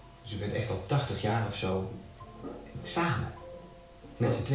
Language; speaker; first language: Dutch; native; Dutch